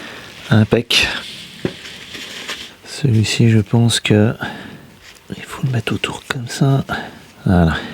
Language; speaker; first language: French; native; French